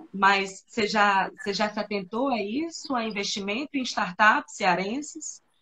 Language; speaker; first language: Portuguese; native; Portuguese